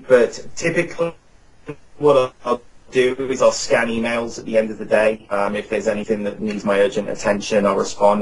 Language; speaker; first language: English; native; English